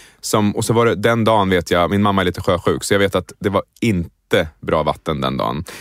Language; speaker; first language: Swedish; native; Swedish